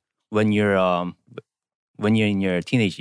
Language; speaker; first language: English; non-native, fluent; Korean